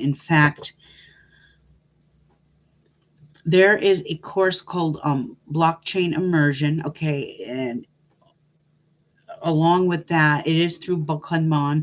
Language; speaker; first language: English; native; English